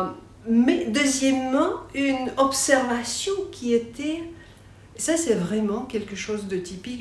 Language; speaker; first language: French; non-native, fluent; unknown